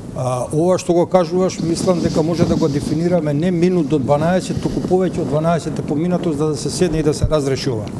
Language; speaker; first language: Macedonian; native; Macedonian